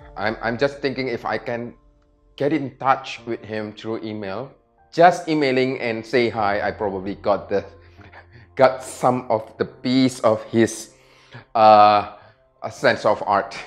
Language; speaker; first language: English; non-native, fluent; Indonesian